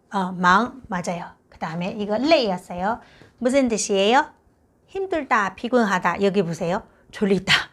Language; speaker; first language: Korean; non-native, fluent; Chinese